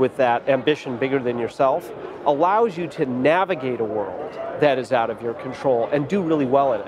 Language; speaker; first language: English; native; English